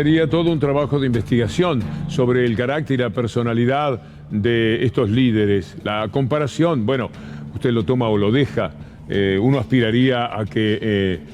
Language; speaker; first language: Spanish; native; Spanish